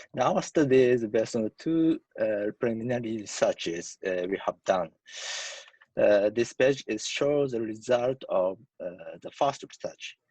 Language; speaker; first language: English; non-native, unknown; Japanese